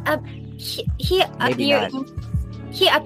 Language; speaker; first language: English; non-native, learner; Japanese